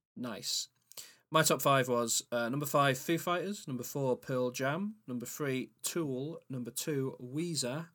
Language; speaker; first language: English; native; English